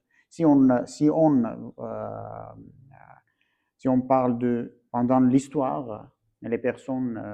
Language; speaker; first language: French; non-native, fluent; Armenian